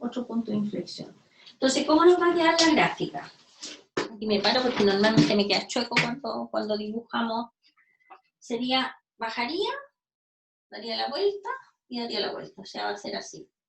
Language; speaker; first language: Spanish; native; Spanish